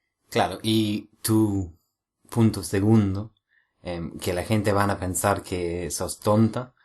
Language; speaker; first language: Spanish; non-native, fluent; English